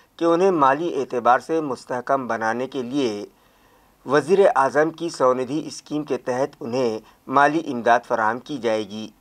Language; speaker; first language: Hindi; non-native, local second language; Urdu